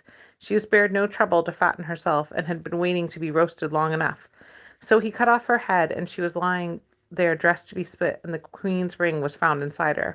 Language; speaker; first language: English; native; English